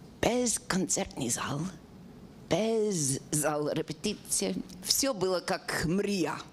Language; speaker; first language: Ukrainian; non-native, learner; English